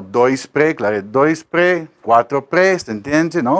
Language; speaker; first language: Portuguese; non-native, learner; Spanish